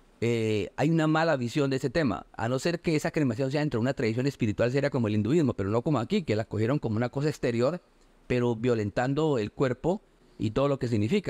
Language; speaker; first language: Spanish; native; Spanish